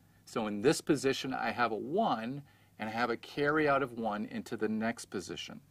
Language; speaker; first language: English; native; English